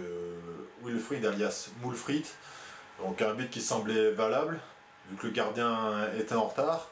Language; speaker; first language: French; native; French